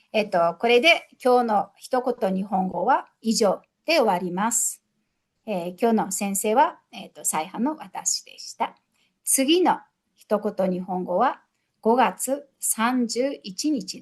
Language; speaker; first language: Japanese; non-native, fluent; Mongolian